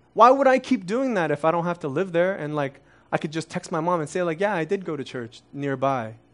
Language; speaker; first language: English; early bilingual, other home language; Korean